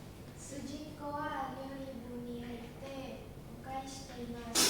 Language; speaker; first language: Japanese; non-native, learner; Indonesian